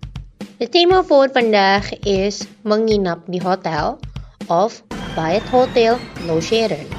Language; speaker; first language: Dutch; non-native, fluent; Indonesian